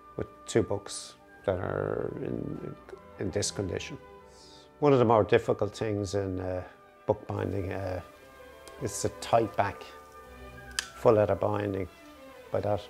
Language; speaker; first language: English; native; English